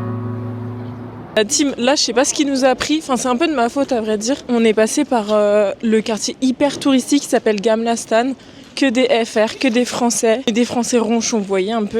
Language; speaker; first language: French; native; French